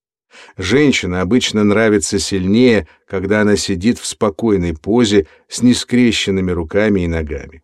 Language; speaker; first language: Russian; native; Russian